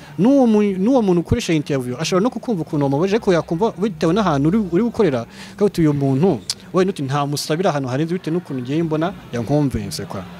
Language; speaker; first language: Kinyarwanda; early bilingual, heritage; Kinyarwanda